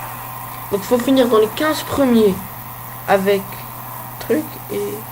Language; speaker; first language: French; native; French